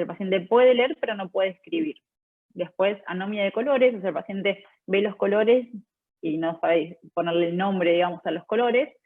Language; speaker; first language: Spanish; native; Spanish